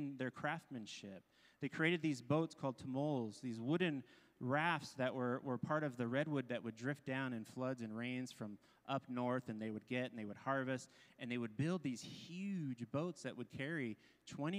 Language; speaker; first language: English; native; English